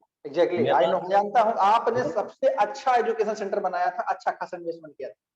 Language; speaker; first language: Hindi; native; Hindi